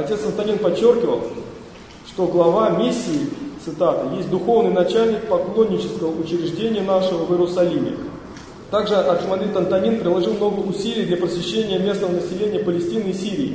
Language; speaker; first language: Russian; native; Russian